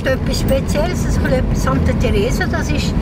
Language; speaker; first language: German; native; German